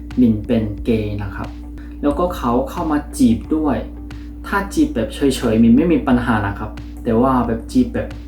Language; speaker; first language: Thai; non-native, fluent; Korean